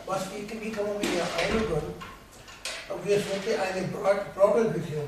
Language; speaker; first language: German; non-native, learner; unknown